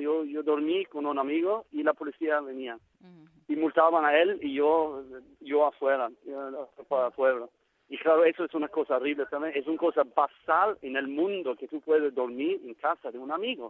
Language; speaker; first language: Spanish; non-native, learner; Norwegian